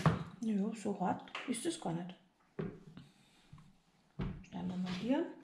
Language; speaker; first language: German; native; German